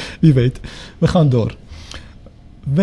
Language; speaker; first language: Dutch; non-native, learner; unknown